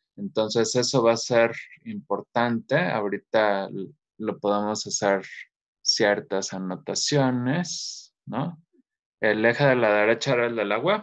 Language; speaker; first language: Spanish; native; Spanish